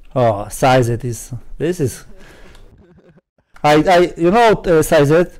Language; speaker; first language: English; non-native, learner; Polish